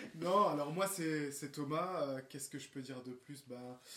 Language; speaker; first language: French; native; French